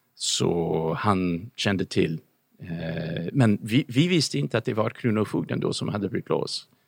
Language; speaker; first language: Swedish; non-native, fluent; English